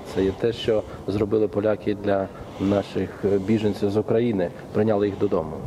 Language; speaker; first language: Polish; non-native, learner; Ukrainian